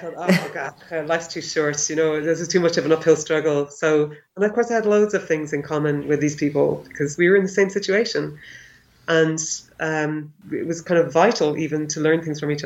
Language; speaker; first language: English; native; English